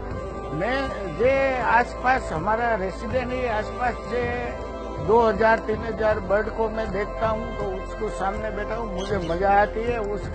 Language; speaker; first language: Hindi; non-native, local second language; Gujarati